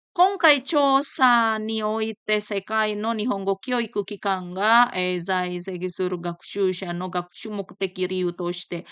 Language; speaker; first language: Japanese; non-native, fluent; Indonesian